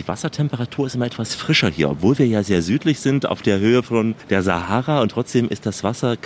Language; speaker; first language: German; native; German